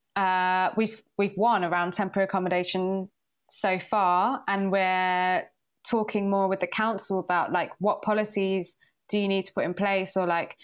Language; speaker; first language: English; early bilingual, other home language; Swahili